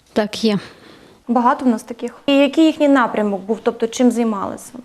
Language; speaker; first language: Ukrainian; native; Ukrainian